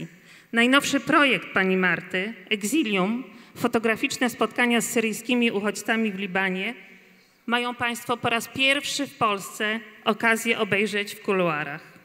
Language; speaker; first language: Polish; native; Polish